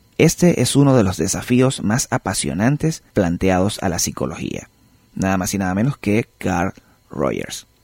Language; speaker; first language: Spanish; native; Spanish